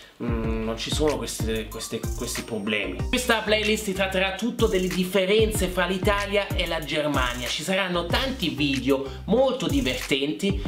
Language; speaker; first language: Italian; non-native, fluent; German